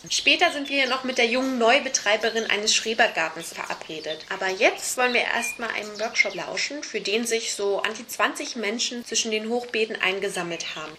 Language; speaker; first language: German; native; German